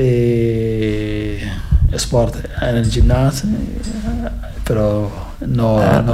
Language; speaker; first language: Catalan; non-native, fluent; Fula